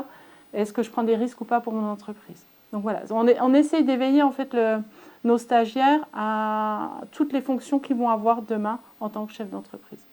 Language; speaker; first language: French; native; French